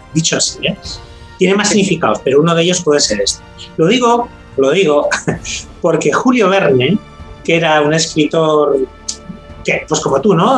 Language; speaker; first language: Spanish; native; Spanish